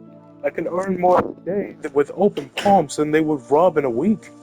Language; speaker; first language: English; native; English